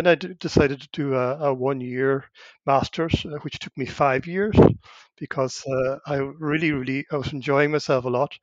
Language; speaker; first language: English; non-native, local second language; Irish